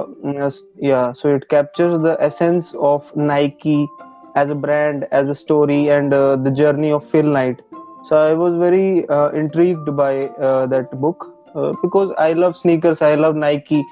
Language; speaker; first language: English; non-native, local second language; Hindi